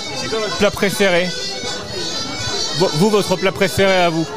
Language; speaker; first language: French; native; French